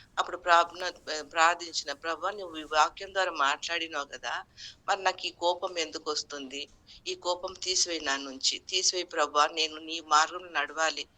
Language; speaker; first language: Telugu; non-native, local second language; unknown